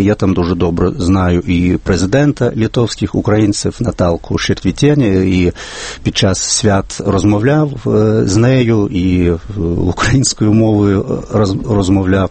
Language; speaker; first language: Ukrainian; non-native, fluent; Lithuanian